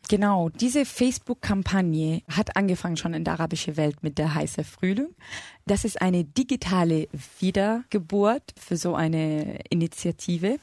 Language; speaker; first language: German; non-native, fluent; Arabic